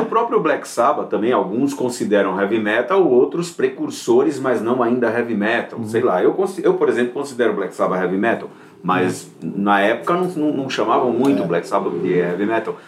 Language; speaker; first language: Portuguese; native; Portuguese